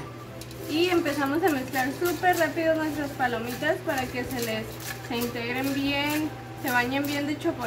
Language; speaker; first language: Spanish; native; Spanish